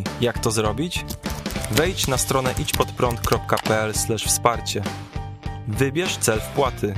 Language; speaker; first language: Polish; native; Polish